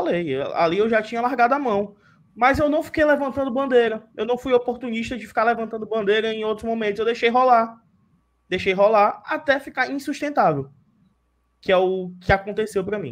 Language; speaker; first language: Portuguese; native; Portuguese